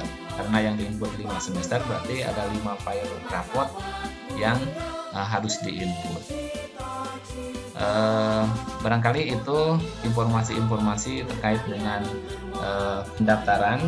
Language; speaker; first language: Indonesian; native; Indonesian